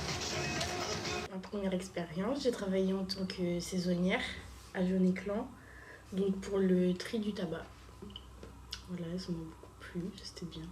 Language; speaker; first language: French; native; French